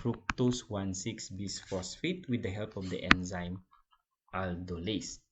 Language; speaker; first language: English; non-native, local second language; Filipino